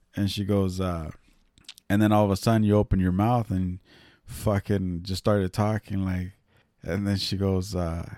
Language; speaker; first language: English; early bilingual, other home language; Spanish